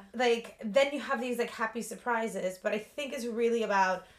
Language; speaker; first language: English; early bilingual, other home language; Russian